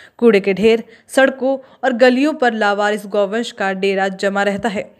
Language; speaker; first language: Hindi; native; Hindi